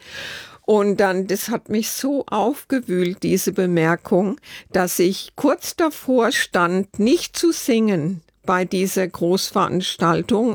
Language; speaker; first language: German; native; German